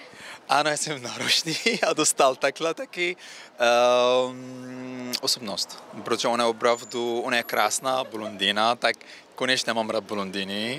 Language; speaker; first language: Czech; non-native, learner; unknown